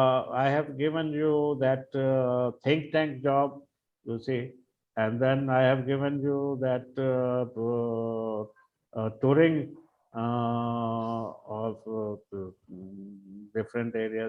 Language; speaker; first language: English; non-native, local second language; Urdu